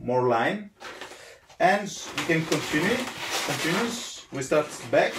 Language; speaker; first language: English; non-native, learner; Italian